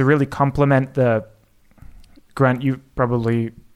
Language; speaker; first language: English; native; English